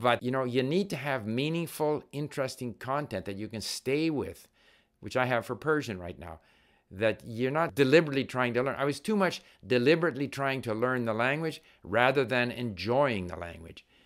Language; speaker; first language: English; native; English